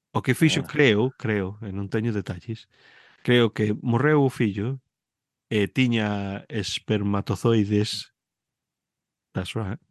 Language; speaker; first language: Galician; early bilingual, heritage; Galician